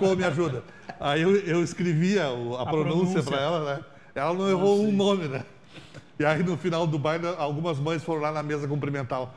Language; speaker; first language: Portuguese; native; Portuguese